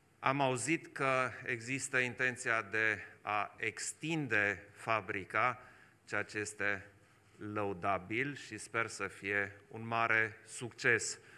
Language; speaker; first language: Romanian; non-native, local second language; German